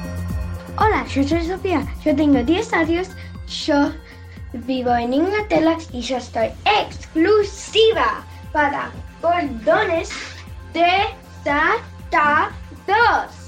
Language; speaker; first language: Spanish; early bilingual, heritage; Spanish